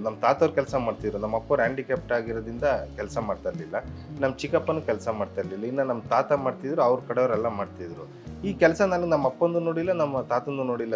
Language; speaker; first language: Kannada; native; Kannada